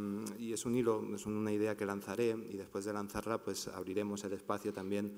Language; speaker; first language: Spanish; native; Spanish